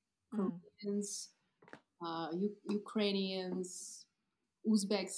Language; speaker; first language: English; non-native, fluent; Kazakh